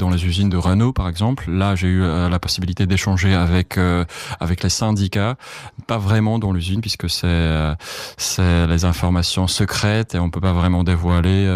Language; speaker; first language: French; non-native, fluent; Czech